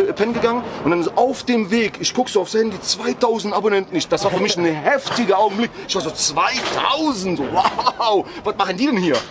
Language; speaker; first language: German; early bilingual, other home language; Ukrainian